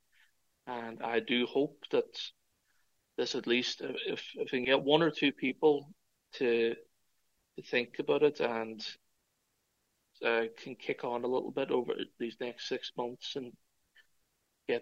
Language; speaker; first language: English; native; English